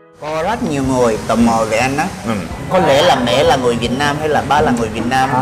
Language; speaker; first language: Vietnamese; non-native, fluent; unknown